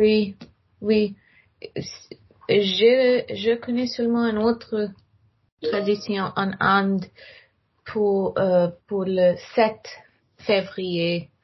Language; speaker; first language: French; non-native, learner; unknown